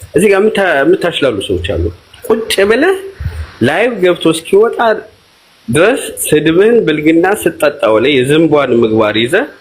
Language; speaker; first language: Amharic; native; Amharic